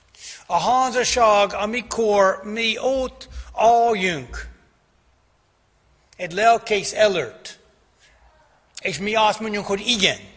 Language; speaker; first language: Hungarian; non-native, fluent; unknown